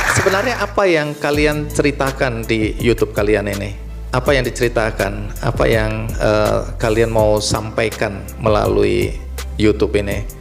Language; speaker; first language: Indonesian; native; Indonesian